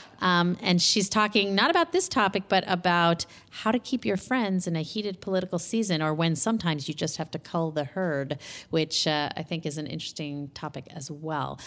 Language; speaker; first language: English; native; English